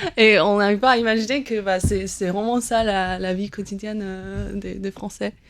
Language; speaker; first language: French; non-native, fluent; Chinese